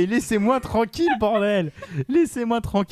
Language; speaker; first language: French; native; French